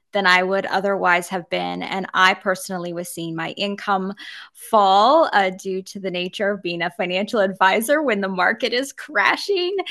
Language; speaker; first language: English; native; English